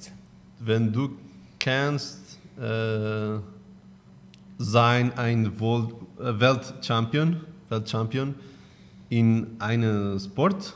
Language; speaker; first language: German; non-native, learner; Spanish